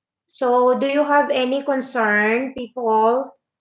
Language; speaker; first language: English; non-native, local second language; Filipino